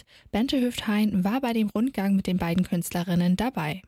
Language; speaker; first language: German; native; German